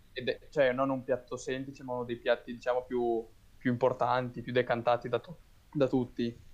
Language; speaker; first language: Italian; native; Italian